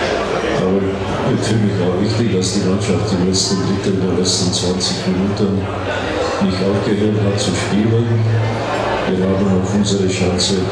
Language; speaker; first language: German; non-native, fluent; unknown